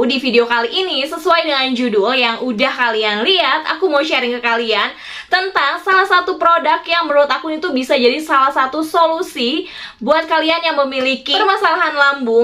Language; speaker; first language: Indonesian; native; Indonesian